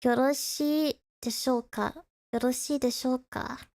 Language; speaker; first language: Japanese; non-native, learner; English